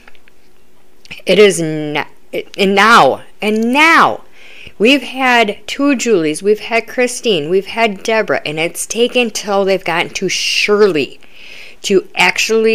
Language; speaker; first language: English; native; English